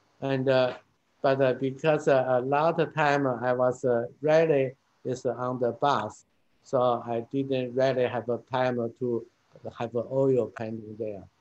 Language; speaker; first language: English; non-native, fluent; Chinese